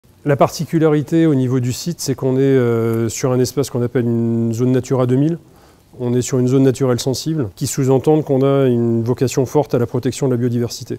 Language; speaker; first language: French; native; French